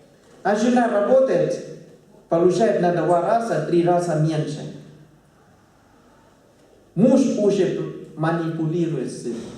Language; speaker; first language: Russian; non-native, fluent; Thai